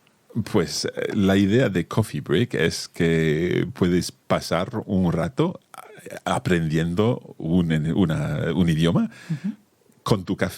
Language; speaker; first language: Spanish; non-native, fluent; English